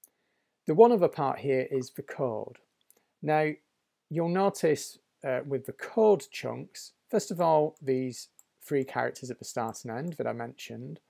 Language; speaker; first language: English; native; English